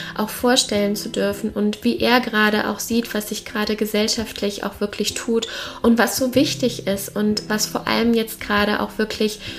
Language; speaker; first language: German; native; German